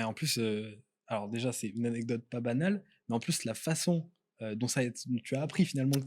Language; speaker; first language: French; native; French